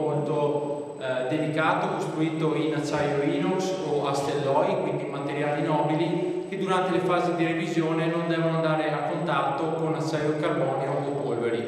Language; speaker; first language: Italian; native; Italian